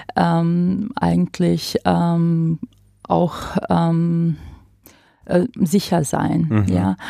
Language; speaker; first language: German; non-native, fluent; Croatian